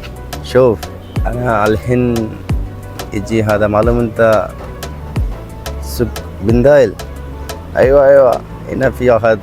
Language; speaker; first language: Arabic; non-native, learner; Bangla